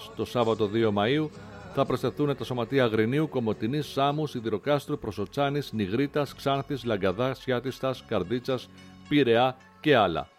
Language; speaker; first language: Greek; native; Greek